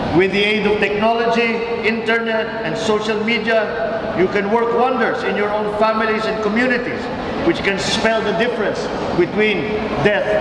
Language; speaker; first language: English; non-native, local second language; Filipino